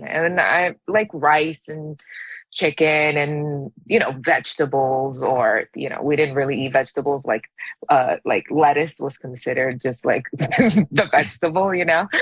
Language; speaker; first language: English; native; English